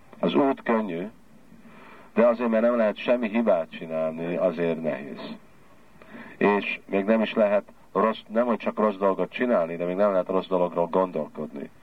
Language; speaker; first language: Hungarian; early bilingual, heritage; Hungarian